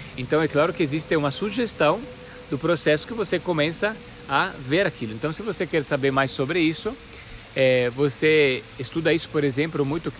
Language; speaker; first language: Portuguese; non-native, fluent; Italian